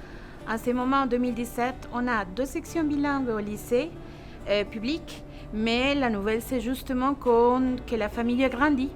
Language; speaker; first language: French; non-native, local second language; Spanish